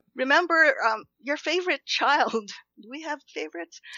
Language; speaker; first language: English; non-native, local second language; Filipino